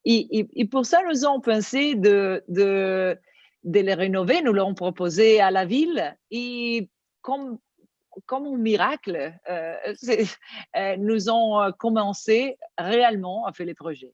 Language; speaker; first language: French; non-native, learner; Italian